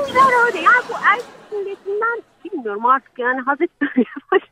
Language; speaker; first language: Turkish; native; Turkish